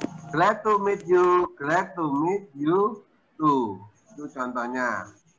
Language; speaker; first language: English; non-native, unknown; Indonesian